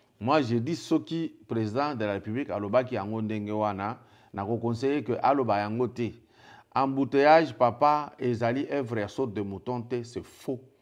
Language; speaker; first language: French; non-native, local second language; Lingala